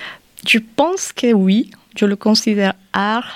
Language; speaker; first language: French; non-native, fluent; Spanish